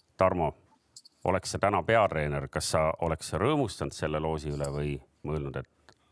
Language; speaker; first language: Estonian; native; Estonian